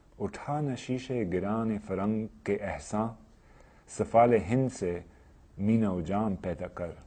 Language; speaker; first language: Urdu; non-native, fluent; English